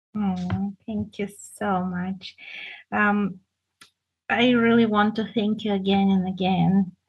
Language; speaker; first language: English; non-native, fluent; Bulgarian